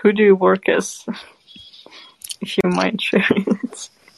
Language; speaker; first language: English; non-native, fluent; Russian